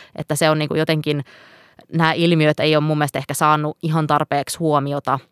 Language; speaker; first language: Finnish; non-native, local second language; Swedish